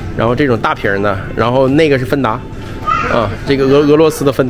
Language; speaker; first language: Chinese; native; Chinese